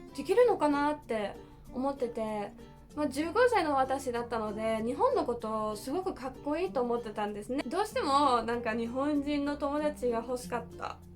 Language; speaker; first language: Japanese; non-native, fluent; German